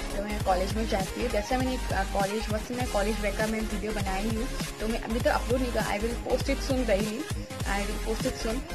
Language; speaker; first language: Hindi; non-native, local second language; Bangla